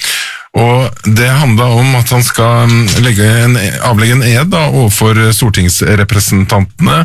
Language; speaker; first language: Norwegian; native; Norwegian